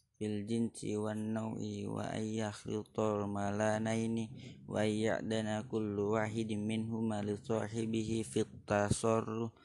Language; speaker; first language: Arabic; non-native, learner; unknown